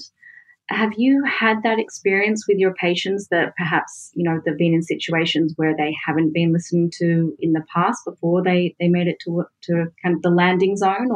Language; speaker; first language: English; native; English